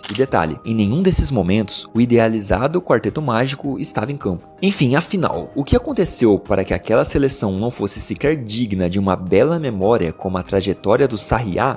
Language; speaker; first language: Portuguese; native; Portuguese